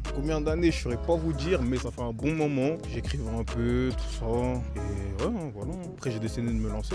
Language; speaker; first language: French; native; French